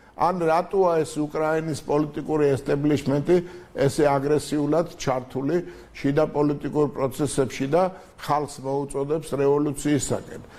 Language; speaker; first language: Georgian; native; Georgian